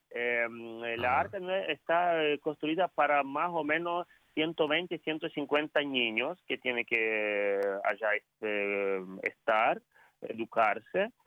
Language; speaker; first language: Spanish; non-native, fluent; Ukrainian